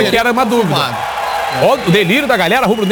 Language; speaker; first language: Portuguese; native; Portuguese